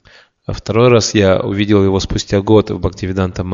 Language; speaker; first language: Russian; native; Russian